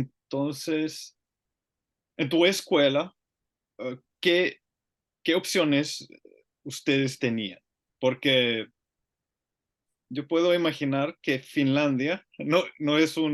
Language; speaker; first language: Spanish; non-native, learner; Finnish